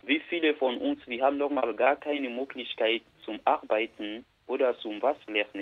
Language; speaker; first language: German; non-native, learner; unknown